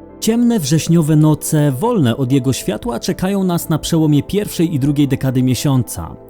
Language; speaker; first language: Polish; native; Polish